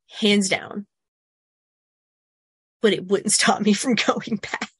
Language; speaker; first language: English; native; English